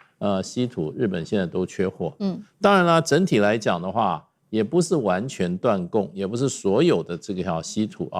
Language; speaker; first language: Chinese; native; Chinese